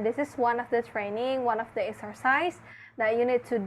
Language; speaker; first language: English; non-native, fluent; Indonesian